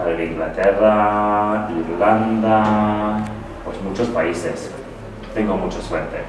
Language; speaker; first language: Spanish; non-native, fluent; English